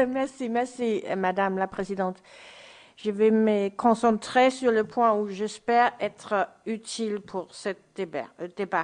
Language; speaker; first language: French; non-native, fluent; Danish